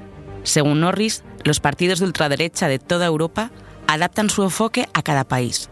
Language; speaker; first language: Spanish; native; Spanish